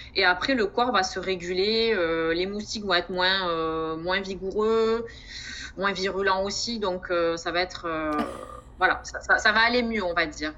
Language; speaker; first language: French; native; French